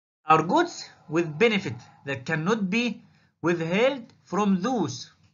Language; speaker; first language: English; non-native, fluent; Arabic